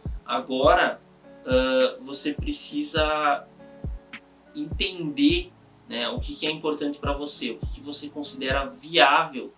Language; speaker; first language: Portuguese; native; Portuguese